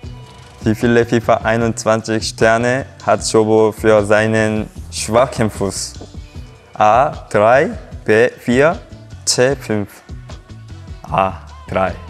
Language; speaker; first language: German; non-native, learner; Korean